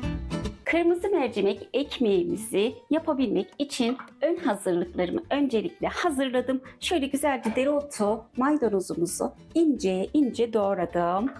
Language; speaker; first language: Turkish; native; Turkish